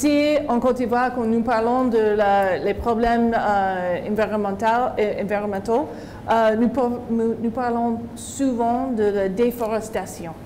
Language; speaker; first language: French; non-native, fluent; English